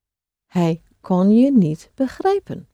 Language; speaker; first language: Dutch; non-native, fluent; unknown